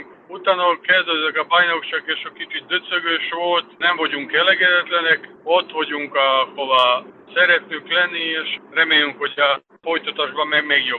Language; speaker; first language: Hungarian; non-native, fluent; Serbian